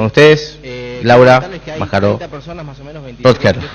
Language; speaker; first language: Spanish; native; Spanish